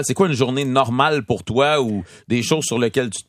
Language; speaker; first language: French; native; French